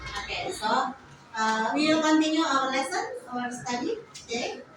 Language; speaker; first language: English; non-native, learner; Indonesian